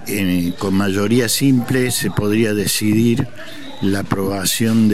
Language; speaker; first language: Spanish; native; Spanish